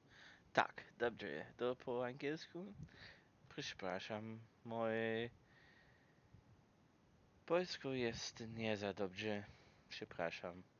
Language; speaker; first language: Polish; non-native, learner; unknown